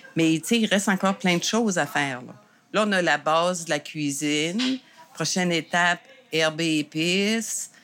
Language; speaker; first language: French; native; French